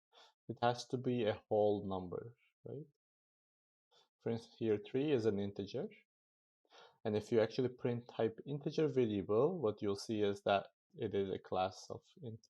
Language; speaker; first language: English; non-native, fluent; Turkish